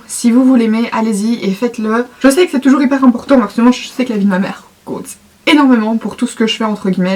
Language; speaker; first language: French; native; French